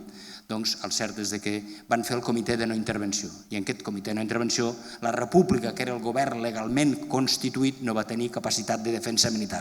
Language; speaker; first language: Catalan; native; Catalan